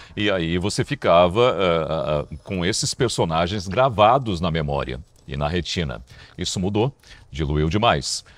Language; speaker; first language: Portuguese; native; Portuguese